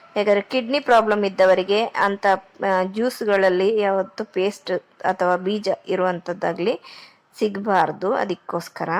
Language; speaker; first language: Kannada; non-native, local second language; Konkani